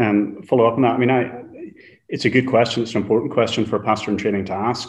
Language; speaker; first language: English; native; English